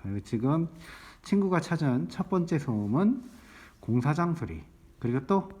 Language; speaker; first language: Korean; native; Korean